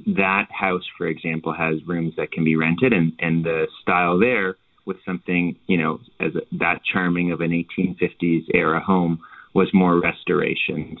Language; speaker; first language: English; native; English